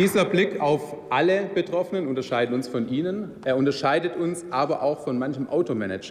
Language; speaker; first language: German; native; German